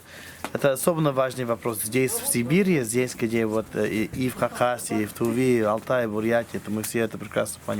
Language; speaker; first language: Russian; non-native, fluent; English